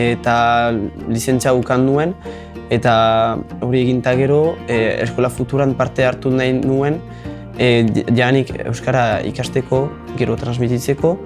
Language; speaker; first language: Basque; non-native, local second language; French